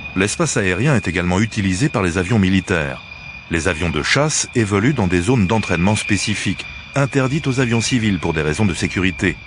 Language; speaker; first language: French; native; French